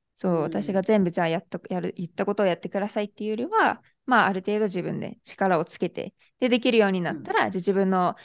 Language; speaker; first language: Japanese; native; Japanese